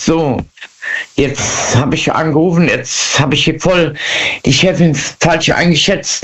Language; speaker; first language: German; native; German